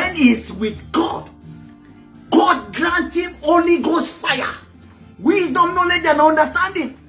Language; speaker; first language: English; non-native, local second language; Yoruba